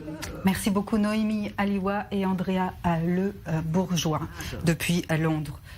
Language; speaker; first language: French; native; French